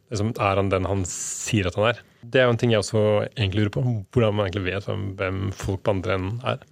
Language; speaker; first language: Norwegian; native; Norwegian